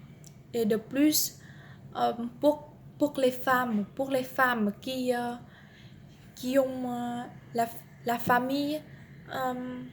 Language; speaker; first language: French; non-native, learner; Vietnamese